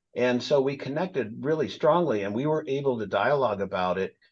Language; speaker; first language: English; native; English